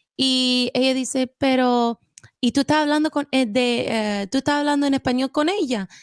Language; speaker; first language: Spanish; non-native, fluent; English